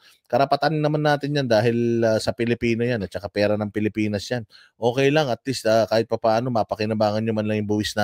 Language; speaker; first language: Filipino; native; Filipino